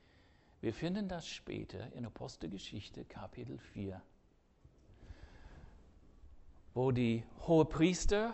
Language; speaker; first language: German; non-native, fluent; English